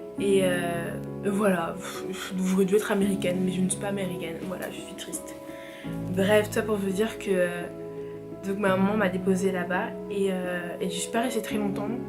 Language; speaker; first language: French; early bilingual, other home language; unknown